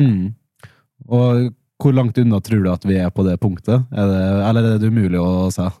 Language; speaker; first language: Norwegian; native; Norwegian